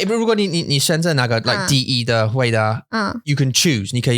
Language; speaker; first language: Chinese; non-native, fluent; English